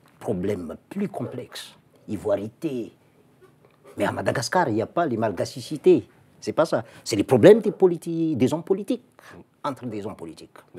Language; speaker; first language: French; non-native, local second language; Malagasy